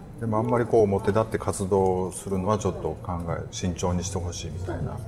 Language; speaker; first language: Japanese; native; Japanese